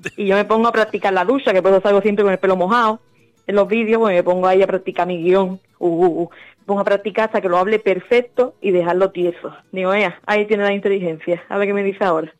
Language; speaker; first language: Spanish; native; Spanish